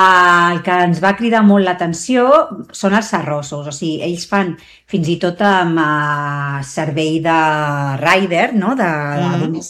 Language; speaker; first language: Catalan; native; Catalan